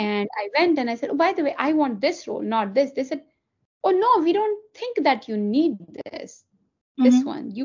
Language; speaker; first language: English; non-native, local second language; Hindi